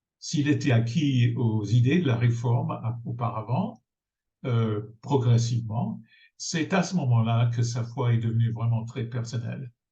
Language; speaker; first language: French; non-native, fluent; English